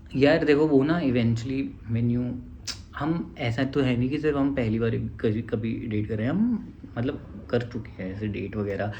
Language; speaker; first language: Hindi; native; Hindi